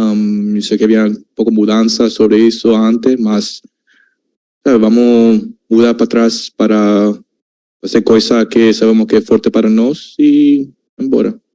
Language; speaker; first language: Portuguese; non-native, learner; English